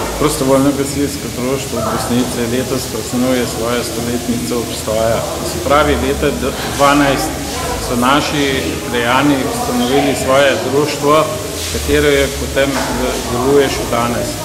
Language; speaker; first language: Slovenian; native; Slovenian